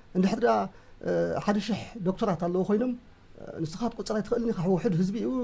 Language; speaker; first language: Tigrinya; native; Tigrinya